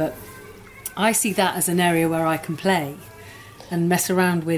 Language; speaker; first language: English; native; English